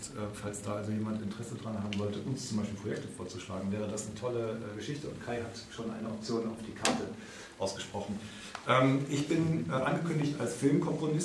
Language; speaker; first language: German; native; German